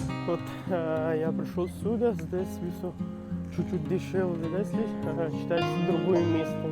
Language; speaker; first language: Russian; non-native, learner; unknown